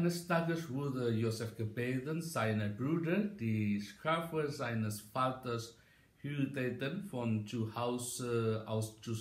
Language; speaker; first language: German; non-native, learner; Indonesian